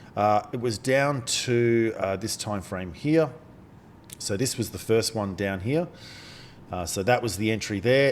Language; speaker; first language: English; native; English